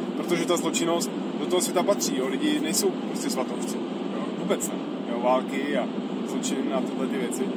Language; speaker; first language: Czech; native; Czech